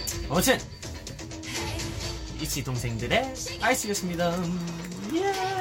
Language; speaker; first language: Korean; early bilingual, heritage; Korean